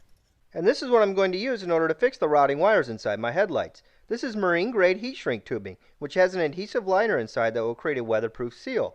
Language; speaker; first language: English; native; English